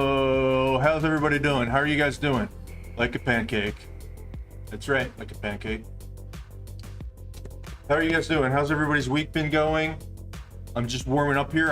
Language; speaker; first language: English; native; English